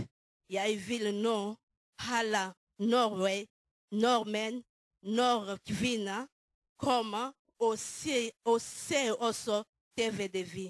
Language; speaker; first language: Norwegian; non-native, learner; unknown